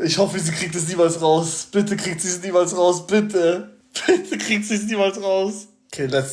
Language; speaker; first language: German; native; German